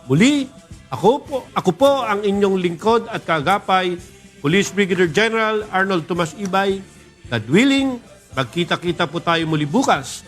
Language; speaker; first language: Filipino; native; Filipino